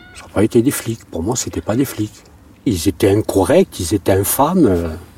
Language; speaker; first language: French; native; French